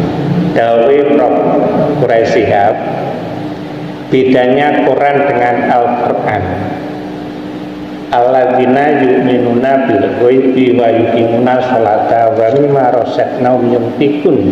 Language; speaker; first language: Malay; non-native, local second language; Javanese